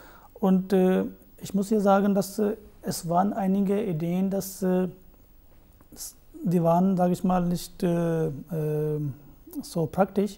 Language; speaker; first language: German; non-native, fluent; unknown